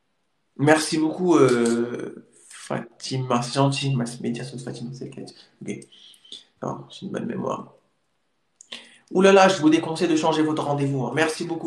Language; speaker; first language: French; native; French